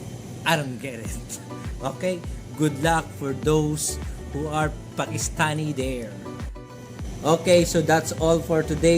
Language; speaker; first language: English; non-native, learner; Filipino